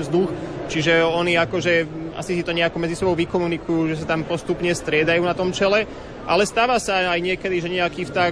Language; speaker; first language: Slovak; native; Slovak